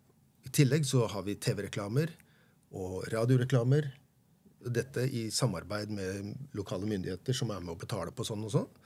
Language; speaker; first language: Norwegian; native; Norwegian